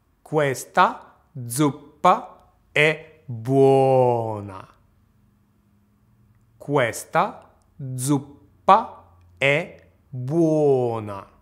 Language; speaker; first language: Italian; non-native, fluent; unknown